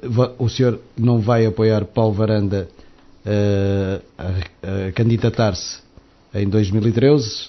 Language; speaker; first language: Portuguese; native; Portuguese